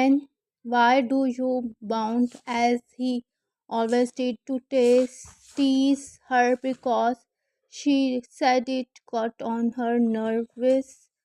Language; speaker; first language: English; non-native, learner; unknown